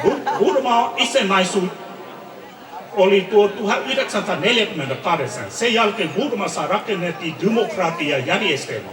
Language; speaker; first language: Finnish; non-native, fluent; Burmese